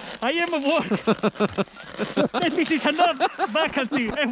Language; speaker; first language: English; non-native, learner; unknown